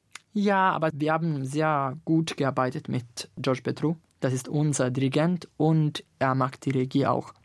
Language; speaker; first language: German; non-native, learner; Italian